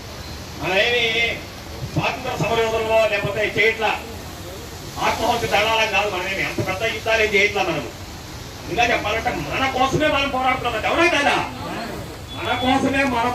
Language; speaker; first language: Telugu; native; Telugu